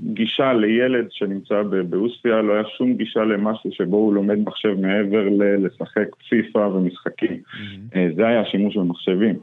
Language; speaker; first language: Hebrew; non-native, local second language; Arabic